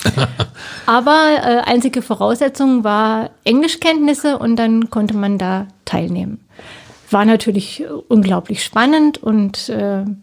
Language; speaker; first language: German; native; German